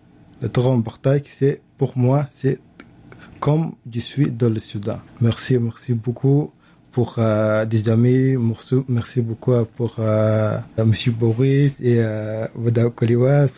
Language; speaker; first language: French; non-native, learner; Arabic